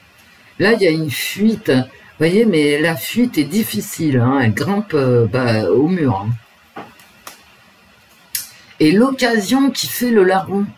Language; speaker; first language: French; native; French